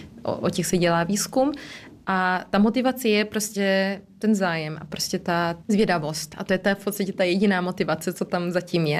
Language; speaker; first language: Czech; early bilingual, heritage; Czech